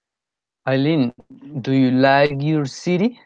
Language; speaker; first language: English; non-native, fluent; Spanish